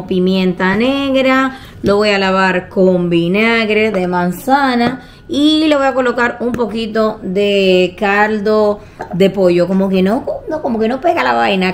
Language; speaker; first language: Spanish; native; Spanish